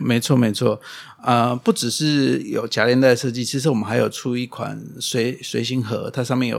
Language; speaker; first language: Chinese; non-native, fluent; German